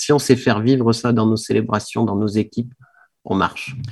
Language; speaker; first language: French; native; French